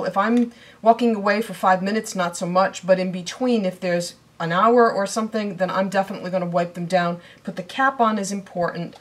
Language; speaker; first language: English; native; English